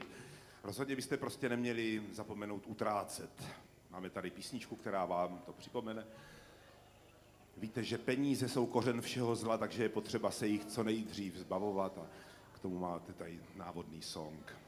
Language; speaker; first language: Czech; native; Czech